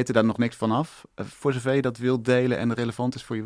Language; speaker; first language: Dutch; native; Dutch